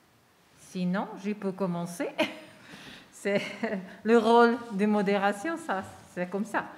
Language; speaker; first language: French; non-native, fluent; Portuguese